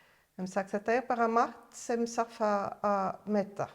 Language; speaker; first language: Icelandic; non-native, fluent; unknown